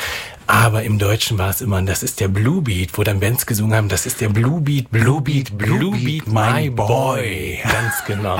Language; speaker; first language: German; native; German